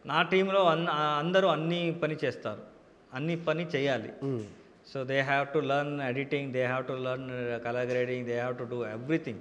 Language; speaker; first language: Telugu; non-native, learner; Kannada